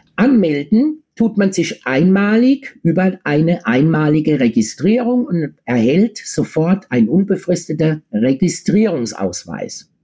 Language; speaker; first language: German; native; German